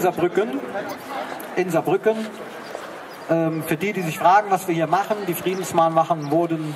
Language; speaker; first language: German; native; German